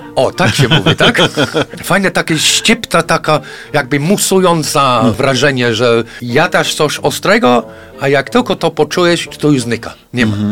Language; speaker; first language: Polish; non-native, fluent; English